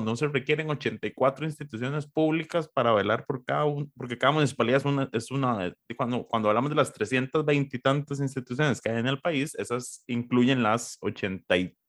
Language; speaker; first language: Spanish; native; Spanish